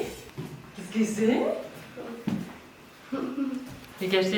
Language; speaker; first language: French; native; French